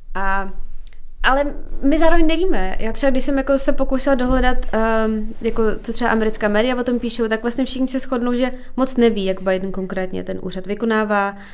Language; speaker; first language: Czech; native; Czech